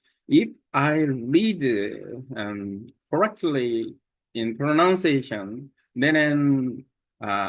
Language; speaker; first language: English; non-native, learner; Korean